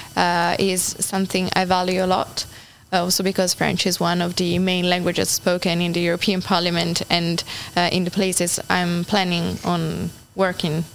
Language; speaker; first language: English; non-native, fluent; Italian